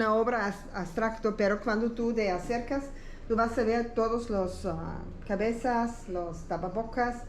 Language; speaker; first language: Spanish; non-native, learner; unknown